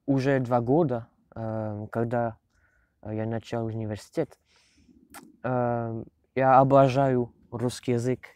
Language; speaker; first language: Russian; non-native, learner; French